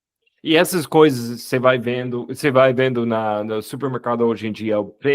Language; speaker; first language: Portuguese; non-native, fluent; English